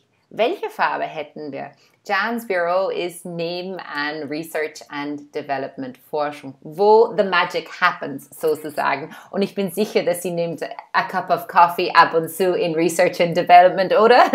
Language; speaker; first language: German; non-native, fluent; English